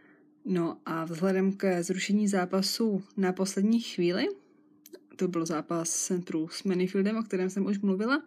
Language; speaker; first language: Czech; native; Czech